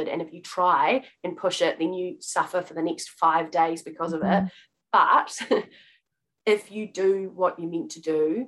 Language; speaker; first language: English; native; English